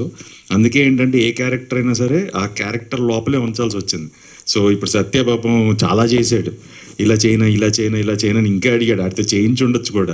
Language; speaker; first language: Telugu; native; Telugu